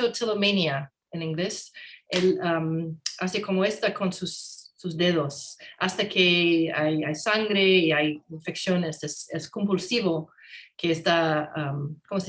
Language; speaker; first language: Spanish; non-native, learner; English